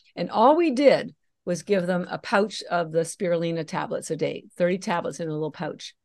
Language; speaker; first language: English; native; English